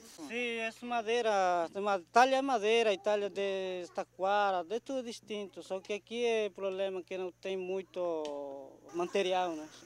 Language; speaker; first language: Portuguese; non-native, local second language; Guarani